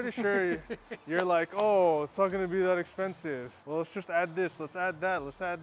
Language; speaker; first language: English; native; English